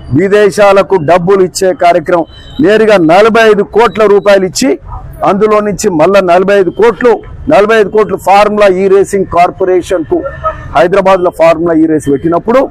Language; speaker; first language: Telugu; native; Telugu